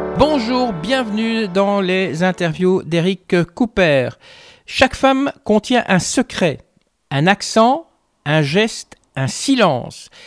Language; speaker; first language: French; native; French